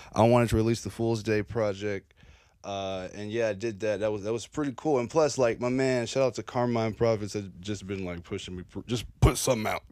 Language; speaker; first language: English; native; English